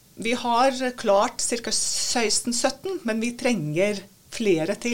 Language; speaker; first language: Norwegian; non-native, fluent; Latvian